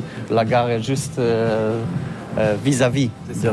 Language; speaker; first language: French; non-native, learner; Polish